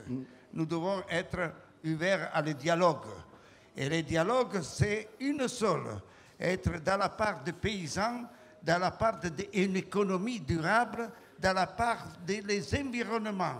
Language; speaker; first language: French; non-native, fluent; Italian